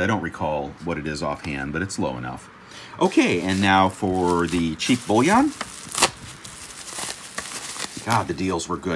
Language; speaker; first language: English; native; English